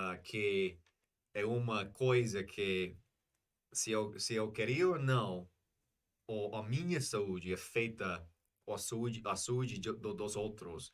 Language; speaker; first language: Portuguese; non-native, fluent; English